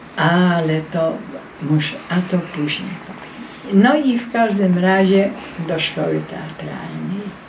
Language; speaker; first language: Polish; native; Polish